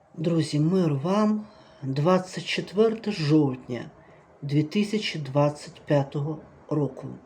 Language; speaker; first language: Ukrainian; native; Ukrainian